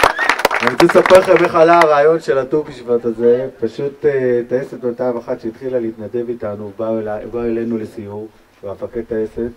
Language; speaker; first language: Hebrew; native; Hebrew